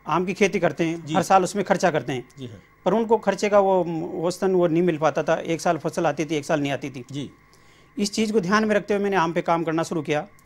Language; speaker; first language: Hindi; native; Hindi